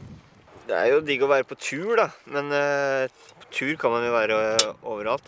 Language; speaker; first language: Norwegian; native; Norwegian